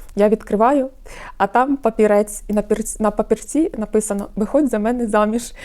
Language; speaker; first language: Ukrainian; non-native, local second language; Russian